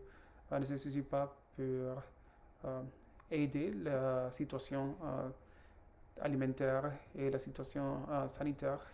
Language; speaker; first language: French; non-native, learner; Spanish